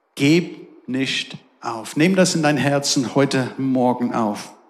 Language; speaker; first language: German; non-native, fluent; English